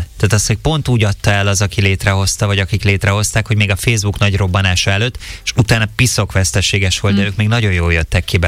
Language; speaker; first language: Hungarian; native; Hungarian